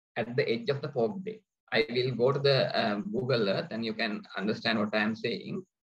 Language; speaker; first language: English; non-native, local second language; Sinhala